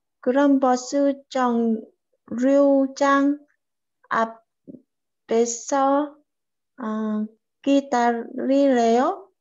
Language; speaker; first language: Korean; non-native, learner; Vietnamese